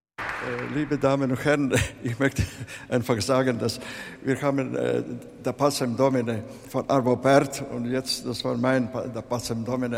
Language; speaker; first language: German; non-native, fluent; Latvian